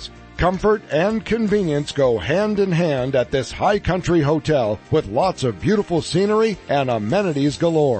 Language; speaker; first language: English; native; English